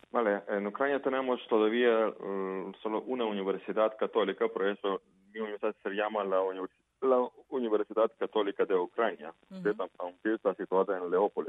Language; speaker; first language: Spanish; non-native, fluent; Ukrainian